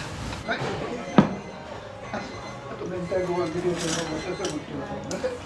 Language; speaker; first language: Japanese; native; Japanese